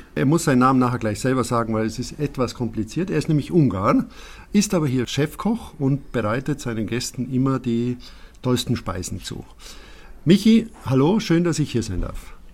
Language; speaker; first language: German; native; German